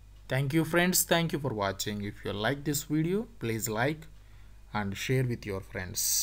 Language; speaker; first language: English; non-native, local second language; Telugu